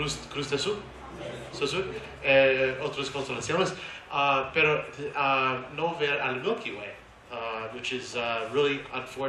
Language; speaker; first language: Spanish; non-native, learner; English